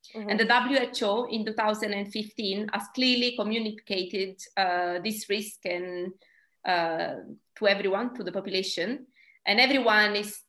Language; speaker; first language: English; non-native, fluent; Italian